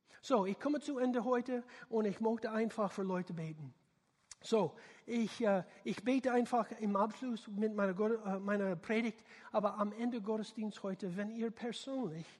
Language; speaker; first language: German; non-native, learner; English